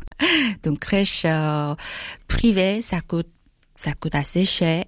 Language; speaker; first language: French; non-native, learner; Korean